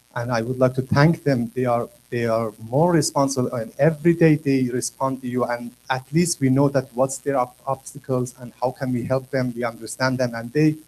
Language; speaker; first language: English; non-native, learner; Persian